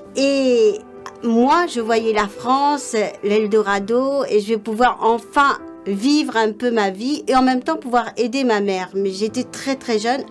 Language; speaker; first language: French; non-native, local second language; Morisyen